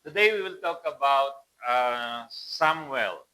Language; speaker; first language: English; non-native, local second language; Filipino